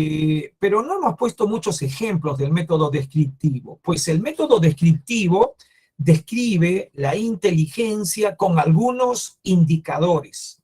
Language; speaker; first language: Spanish; native; Spanish